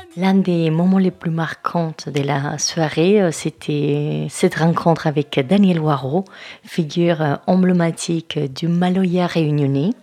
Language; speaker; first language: French; native; French